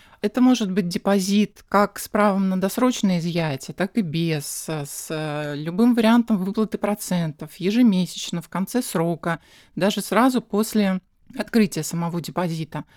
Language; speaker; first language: Russian; native; Russian